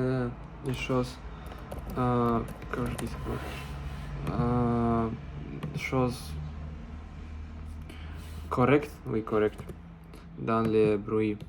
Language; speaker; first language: French; non-native, learner; Russian